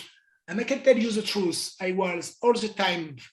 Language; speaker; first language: English; non-native, learner; French